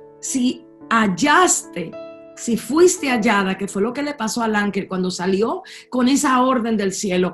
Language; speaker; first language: Spanish; native; Spanish